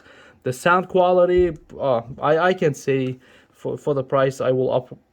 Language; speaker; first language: English; non-native, local second language; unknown